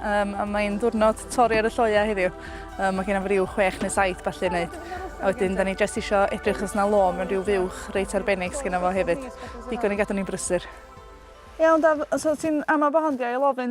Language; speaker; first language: Welsh; native; Welsh